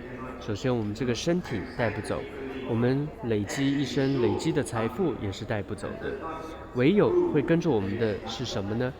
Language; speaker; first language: Chinese; native; Chinese